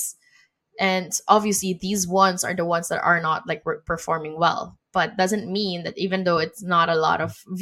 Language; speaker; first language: English; non-native, local second language; Filipino